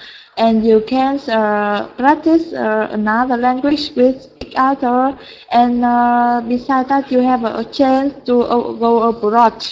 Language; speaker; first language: English; non-native, learner; Vietnamese